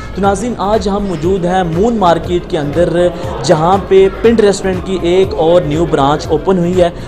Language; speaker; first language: Urdu; native; Urdu